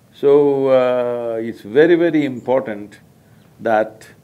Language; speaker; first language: English; non-native, local second language; Kannada